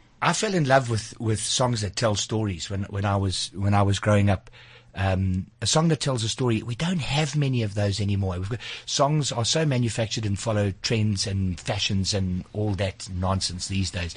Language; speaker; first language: English; native; English